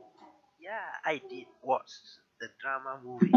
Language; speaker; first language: English; non-native, learner; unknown